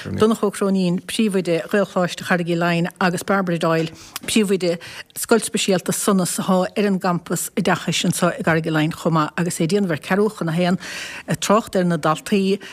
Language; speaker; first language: Irish; native; Irish